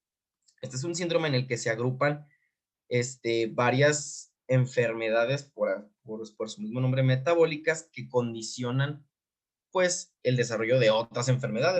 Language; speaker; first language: Spanish; native; Spanish